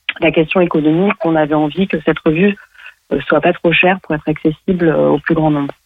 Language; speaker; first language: French; native; French